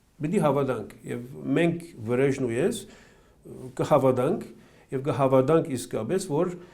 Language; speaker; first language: Armenian; early bilingual, heritage; Armenian